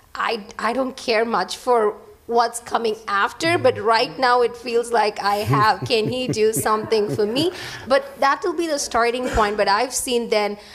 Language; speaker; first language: English; non-native, local second language; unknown